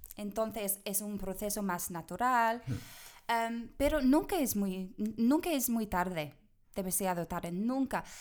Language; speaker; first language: Spanish; non-native, fluent; English